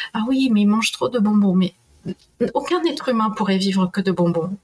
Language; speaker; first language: French; non-native, fluent; Spanish